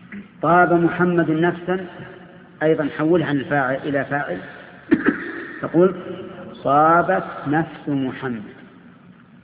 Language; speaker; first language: Arabic; native; Arabic